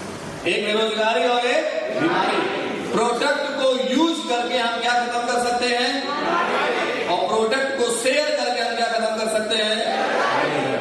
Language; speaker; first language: Hindi; native; Hindi